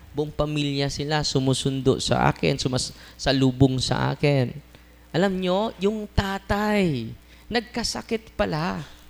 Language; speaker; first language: Filipino; non-native, local second language; Cebuano